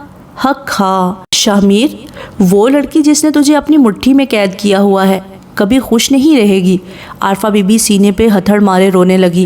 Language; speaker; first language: Urdu; native; Urdu